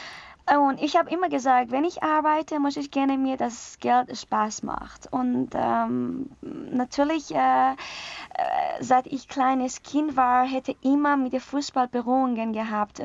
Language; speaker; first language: German; non-native, learner; Persian